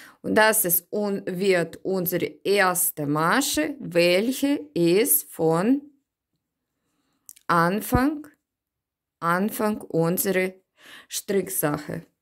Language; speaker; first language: German; non-native, learner; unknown